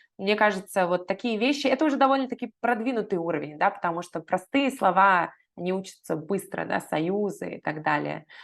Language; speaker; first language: Russian; native; Russian